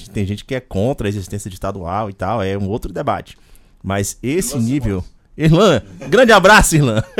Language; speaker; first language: Portuguese; native; Portuguese